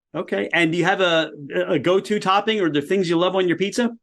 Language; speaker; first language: English; native; English